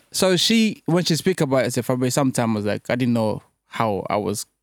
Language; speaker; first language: English; early bilingual, other home language; French